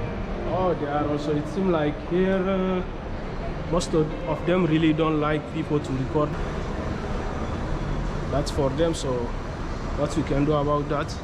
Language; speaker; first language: English; non-native, fluent; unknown